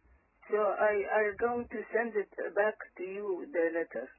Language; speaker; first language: English; early bilingual, other home language; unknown